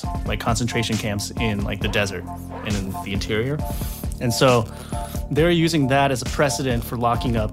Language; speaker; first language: English; native; English